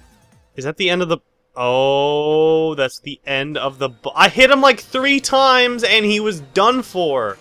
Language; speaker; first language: English; native; English